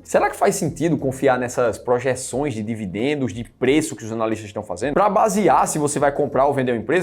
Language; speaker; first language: Portuguese; native; Portuguese